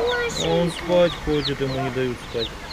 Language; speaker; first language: Russian; native; Russian